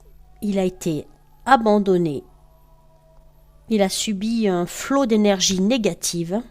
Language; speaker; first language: French; native; French